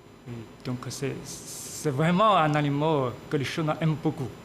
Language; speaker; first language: French; non-native, fluent; Chinese